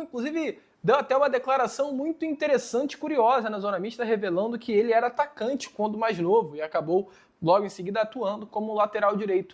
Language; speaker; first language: Portuguese; native; Portuguese